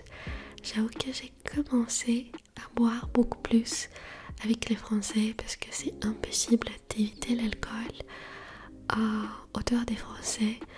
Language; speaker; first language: French; non-native, fluent; Armenian